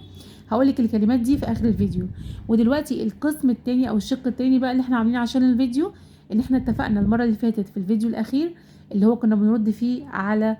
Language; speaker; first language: Arabic; native; Arabic